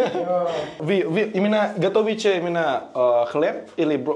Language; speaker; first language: Russian; non-native, learner; Indonesian